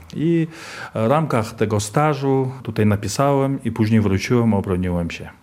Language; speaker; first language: Polish; non-native, fluent; Kazakh